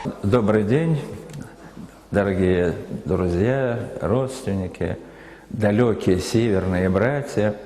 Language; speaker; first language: Russian; native; Russian